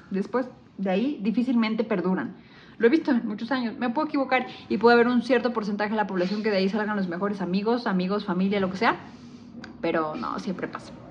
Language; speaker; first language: Spanish; native; Spanish